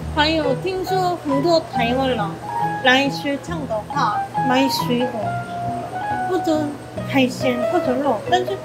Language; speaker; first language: Chinese; non-native, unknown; Korean